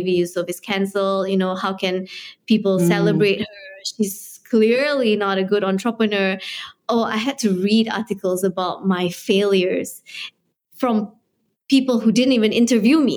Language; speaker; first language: English; non-native, local second language; Malay